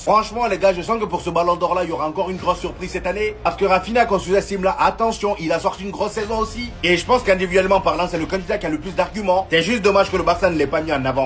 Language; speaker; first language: French; native; French